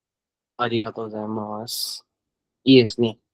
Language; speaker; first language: Japanese; non-native, learner; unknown